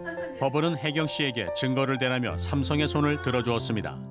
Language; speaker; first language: Korean; native; Korean